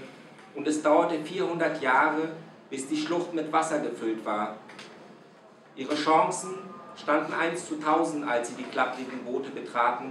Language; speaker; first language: German; non-native, fluent; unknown